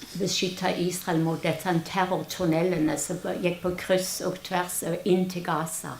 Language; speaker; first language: Norwegian; non-native, fluent; Hebrew